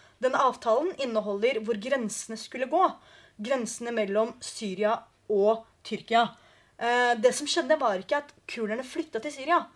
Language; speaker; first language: Norwegian; early bilingual, other home language; Kurdish